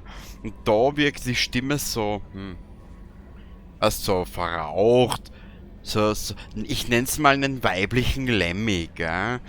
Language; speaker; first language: German; native; German